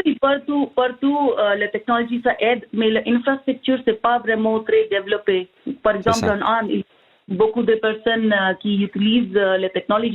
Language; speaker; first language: French; non-native, learner; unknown